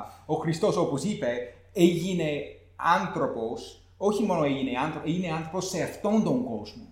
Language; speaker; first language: Greek; non-native, fluent; English